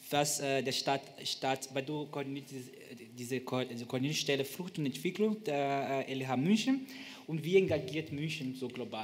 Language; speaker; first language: German; non-native, fluent; Portuguese